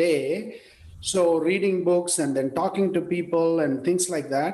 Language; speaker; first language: English; non-native, local second language; Tamil